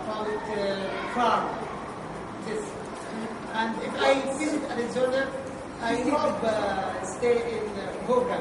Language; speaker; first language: English; non-native, learner; Arabic